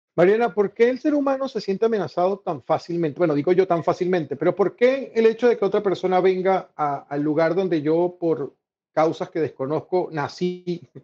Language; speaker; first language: Spanish; native; Spanish